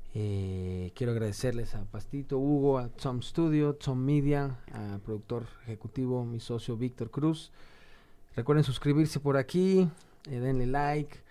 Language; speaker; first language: Spanish; native; Spanish